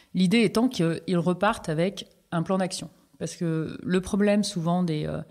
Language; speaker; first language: French; native; French